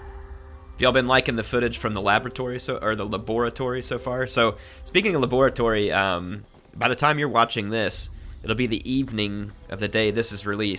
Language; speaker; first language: English; native; English